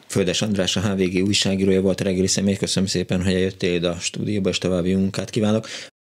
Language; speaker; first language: Hungarian; native; Hungarian